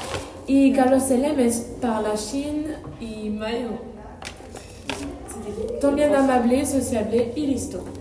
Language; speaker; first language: Spanish; non-native, learner; French